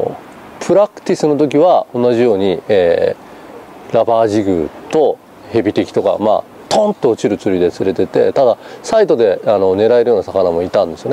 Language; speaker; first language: Japanese; native; Japanese